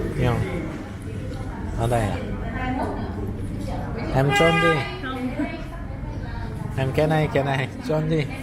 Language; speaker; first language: Vietnamese; non-native, learner; Korean